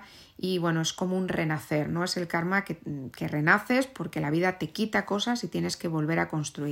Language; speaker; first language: Spanish; native; Spanish